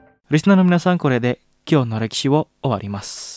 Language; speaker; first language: Japanese; non-native, fluent; Indonesian